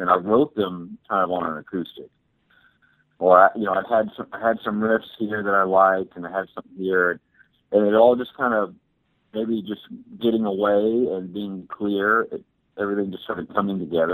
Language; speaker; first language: English; native; English